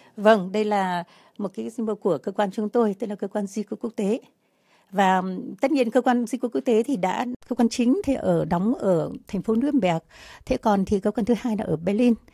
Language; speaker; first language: Vietnamese; native; Vietnamese